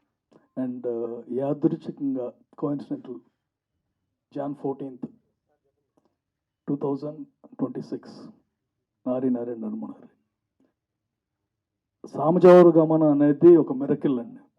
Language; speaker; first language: Telugu; native; Telugu